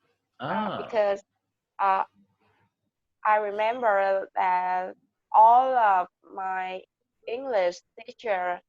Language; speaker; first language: English; non-native, learner; Vietnamese